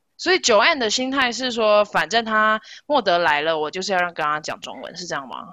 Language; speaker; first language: Chinese; native; Chinese